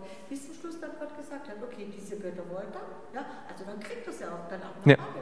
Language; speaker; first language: German; non-native, fluent; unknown